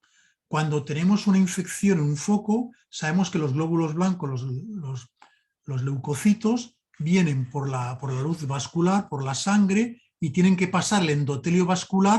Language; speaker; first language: Spanish; native; Spanish